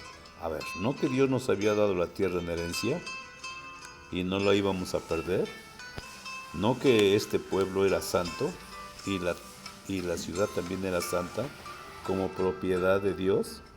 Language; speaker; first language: Spanish; native; Spanish